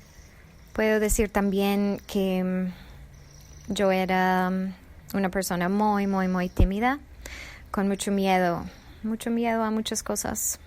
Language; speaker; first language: Spanish; non-native, fluent; English